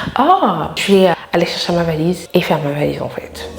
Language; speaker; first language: French; non-native, local second language; Wolof